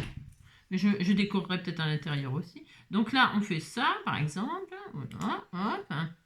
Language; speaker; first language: French; native; French